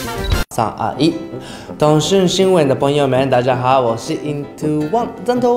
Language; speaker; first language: Chinese; non-native, learner; Japanese